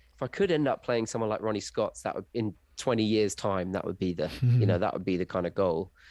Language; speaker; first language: English; native; English